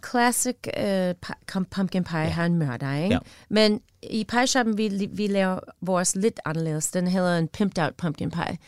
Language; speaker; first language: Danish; non-native, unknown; English